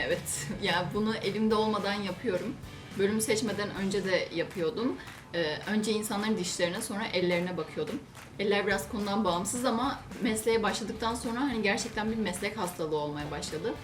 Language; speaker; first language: Turkish; native; Turkish